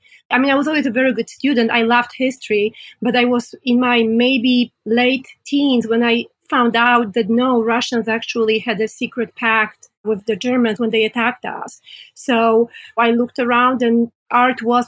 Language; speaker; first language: English; non-native, fluent; Polish